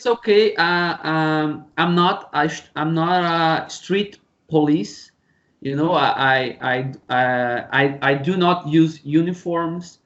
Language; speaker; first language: English; non-native, learner; Portuguese